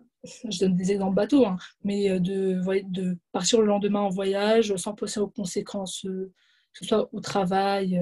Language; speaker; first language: French; native; French